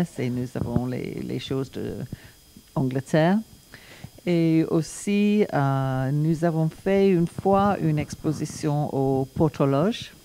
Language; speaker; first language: French; non-native, learner; English